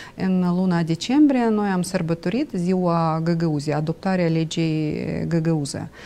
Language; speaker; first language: Romanian; non-native, local second language; Russian